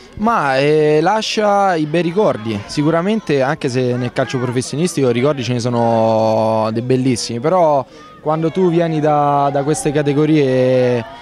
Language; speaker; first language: Italian; native; Italian